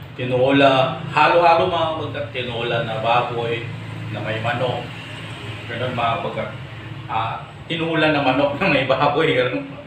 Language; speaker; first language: Filipino; non-native, local second language; Iloko